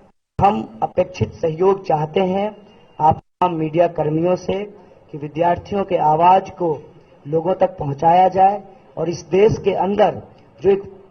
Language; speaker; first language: Hindi; native; Hindi